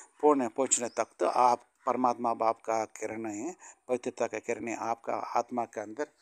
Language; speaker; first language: Hindi; non-native, local second language; Tamil